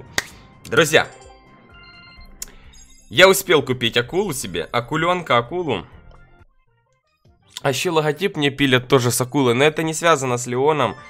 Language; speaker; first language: Russian; native; Russian